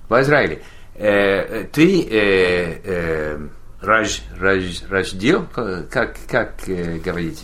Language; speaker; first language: Russian; non-native, learner; English